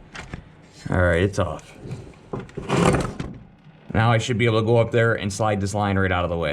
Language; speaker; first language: English; native; English